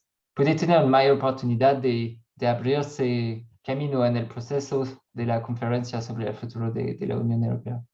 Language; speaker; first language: Spanish; non-native, learner; French